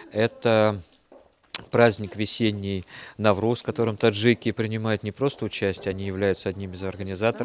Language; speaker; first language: Russian; native; Russian